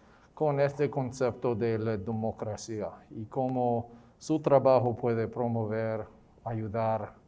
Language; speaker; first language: Spanish; non-native, fluent; English